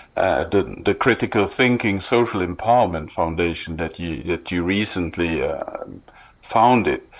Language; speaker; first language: English; non-native, fluent; Luxembourgish